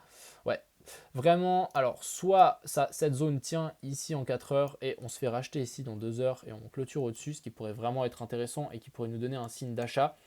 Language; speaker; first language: French; native; French